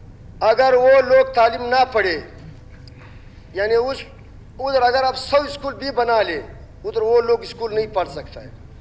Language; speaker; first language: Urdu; non-native, local second language; Pashto